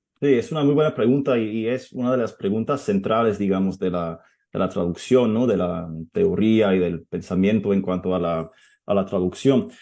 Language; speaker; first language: Spanish; non-native, fluent; English